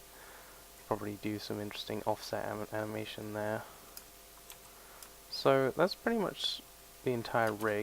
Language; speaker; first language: English; native; English